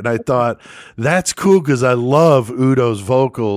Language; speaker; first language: English; native; English